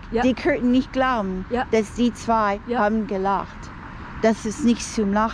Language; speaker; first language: German; non-native, fluent; English